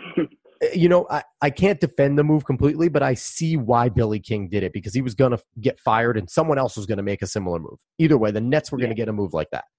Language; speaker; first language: English; native; English